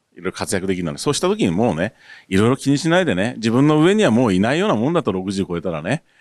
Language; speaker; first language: Japanese; native; Japanese